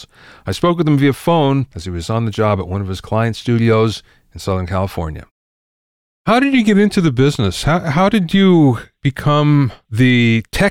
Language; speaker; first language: English; native; English